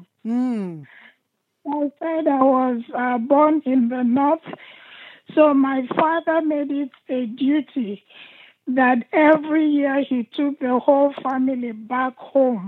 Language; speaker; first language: English; non-native, local second language; Igbo